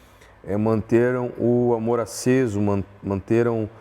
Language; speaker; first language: Portuguese; native; Portuguese